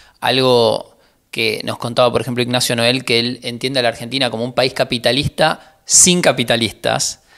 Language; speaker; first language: Spanish; native; Spanish